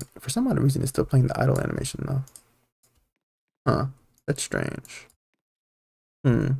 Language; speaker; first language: English; native; English